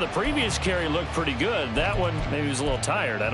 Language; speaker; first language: English; native; English